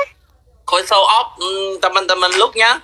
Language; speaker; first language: Vietnamese; non-native, learner; Indonesian